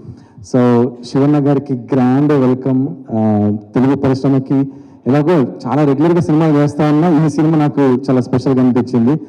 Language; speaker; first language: Telugu; native; Telugu